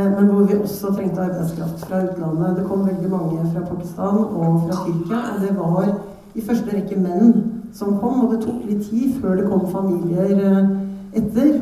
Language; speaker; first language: Norwegian; native; Norwegian